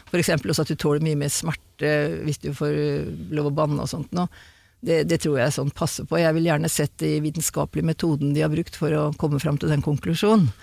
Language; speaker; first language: Norwegian; native; Norwegian